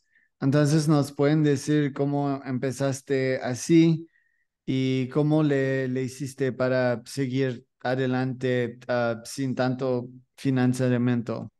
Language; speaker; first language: Spanish; non-native, learner; French